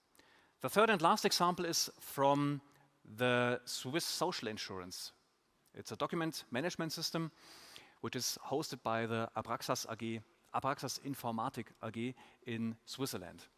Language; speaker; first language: English; non-native, fluent; German